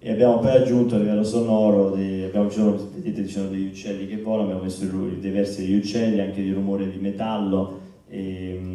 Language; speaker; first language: Italian; native; Italian